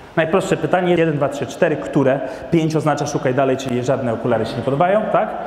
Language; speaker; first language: Polish; non-native, fluent; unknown